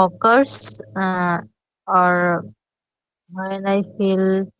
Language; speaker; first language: English; non-native, learner; Bangla